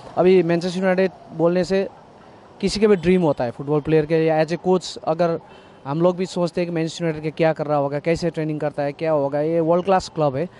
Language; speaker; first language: Hindi; non-native, local second language; Nepali